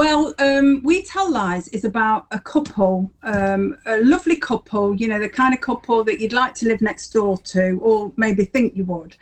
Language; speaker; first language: English; native; English